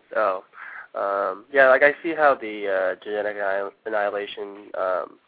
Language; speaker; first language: English; early bilingual, other home language; Korean